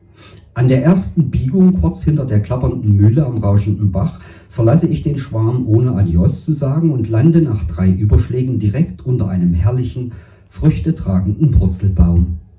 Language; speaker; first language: German; native; German